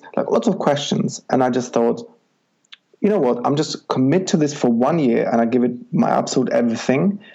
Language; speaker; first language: English; non-native, fluent; Czech